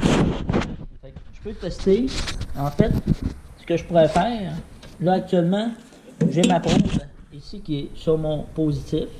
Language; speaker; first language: French; native; French